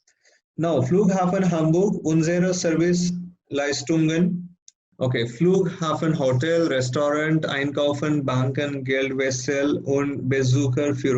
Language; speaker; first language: German; non-native, fluent; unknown